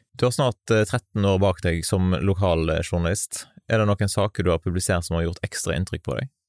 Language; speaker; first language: Norwegian; native; Norwegian